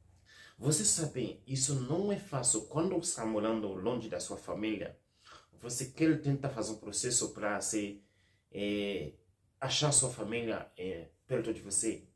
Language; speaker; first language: Portuguese; non-native, learner; Haitian Creole